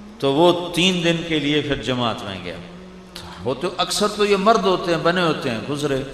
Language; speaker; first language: Urdu; non-native, local second language; Punjabi